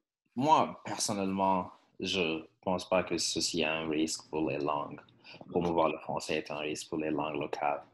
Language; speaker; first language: French; non-native, fluent; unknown